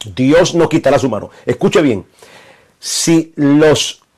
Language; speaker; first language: Spanish; native; Spanish